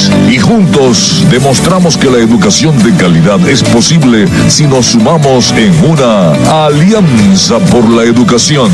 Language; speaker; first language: Spanish; native; Spanish